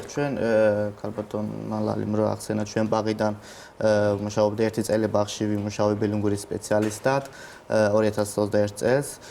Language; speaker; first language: Georgian; non-native, local second language; Azerbaijani